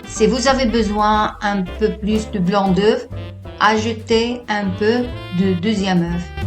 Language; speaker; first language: French; non-native, fluent; Italian